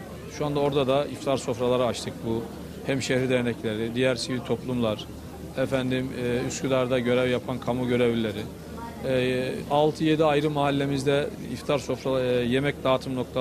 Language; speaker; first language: Turkish; native; Turkish